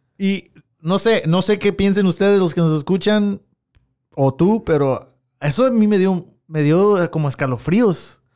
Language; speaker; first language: Spanish; early bilingual, heritage; Spanish